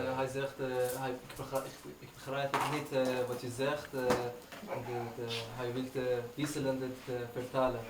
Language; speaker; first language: Dutch; non-native, learner; Persian